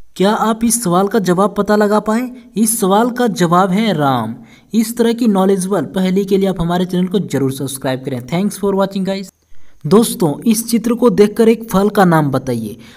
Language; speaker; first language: Hindi; native; Hindi